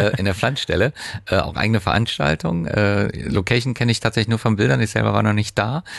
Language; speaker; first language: German; native; German